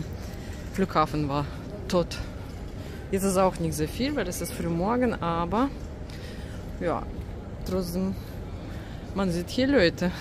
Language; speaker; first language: German; non-native, learner; Russian